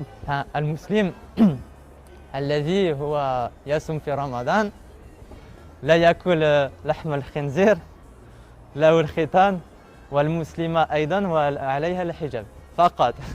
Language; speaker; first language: Arabic; non-native, learner; French